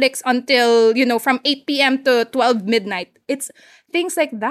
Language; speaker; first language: English; non-native, local second language; Hiligaynon